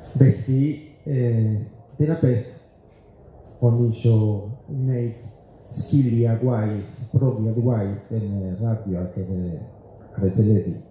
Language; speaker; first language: Welsh; non-native, fluent; Spanish